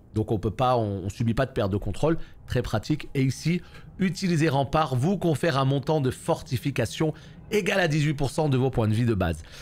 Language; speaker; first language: French; native; French